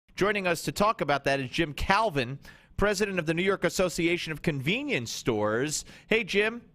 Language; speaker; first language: English; native; English